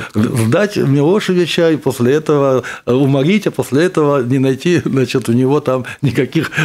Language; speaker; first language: Russian; native; Russian